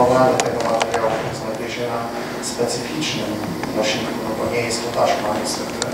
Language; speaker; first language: Polish; native; Polish